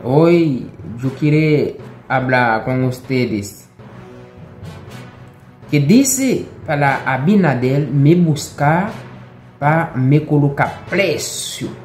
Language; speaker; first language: Spanish; non-native, local second language; Haitian Creole